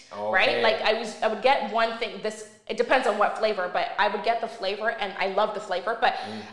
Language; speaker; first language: English; native; English